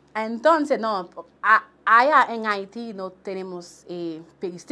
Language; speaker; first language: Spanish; non-native, local second language; Haitian Creole